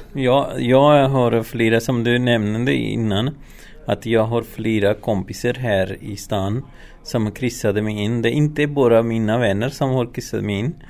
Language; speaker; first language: Swedish; non-native, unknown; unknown